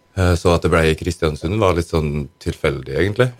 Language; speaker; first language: Norwegian; native; Norwegian